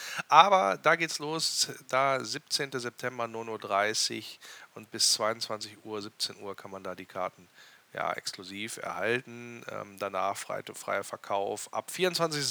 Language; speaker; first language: German; native; German